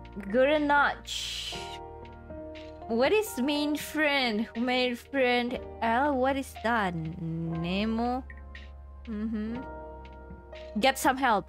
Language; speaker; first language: English; non-native, fluent; Indonesian